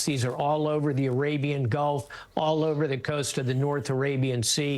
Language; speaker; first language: English; native; English